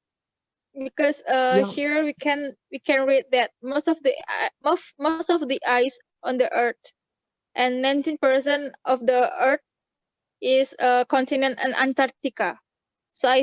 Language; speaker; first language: English; non-native, learner; Indonesian